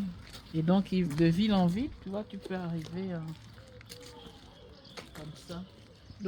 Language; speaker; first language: French; non-native, local second language; Malagasy